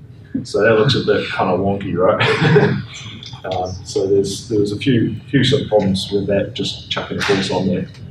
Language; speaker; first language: English; native; English